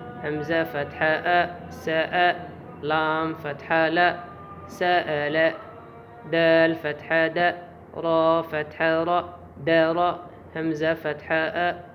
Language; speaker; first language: Arabic; non-native, local second language; Somali